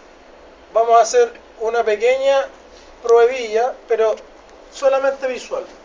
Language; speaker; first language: Spanish; native; Spanish